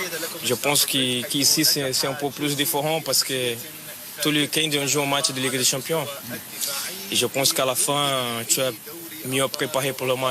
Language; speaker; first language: French; non-native, fluent; Portuguese